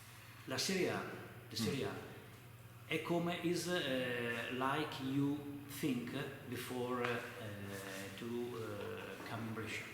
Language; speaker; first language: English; non-native, learner; Italian